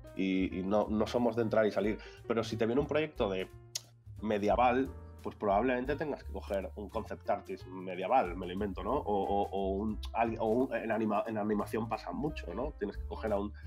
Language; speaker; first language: Spanish; native; Spanish